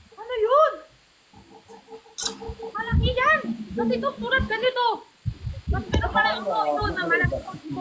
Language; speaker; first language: Filipino; non-native, learner; Chinese